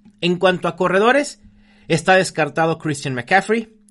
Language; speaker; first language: Spanish; native; Spanish